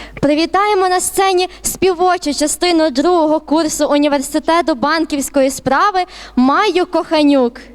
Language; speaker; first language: Ukrainian; native; Ukrainian